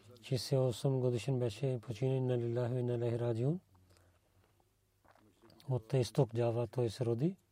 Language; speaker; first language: Bulgarian; non-native, learner; Urdu